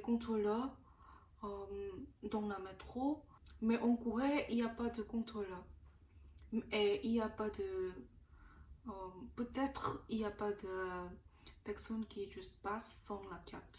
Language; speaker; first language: French; non-native, learner; Korean